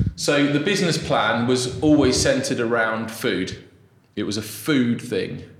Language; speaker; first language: English; native; English